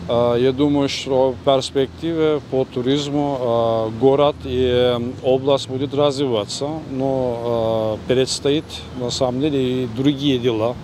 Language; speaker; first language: Russian; non-native, fluent; Turkish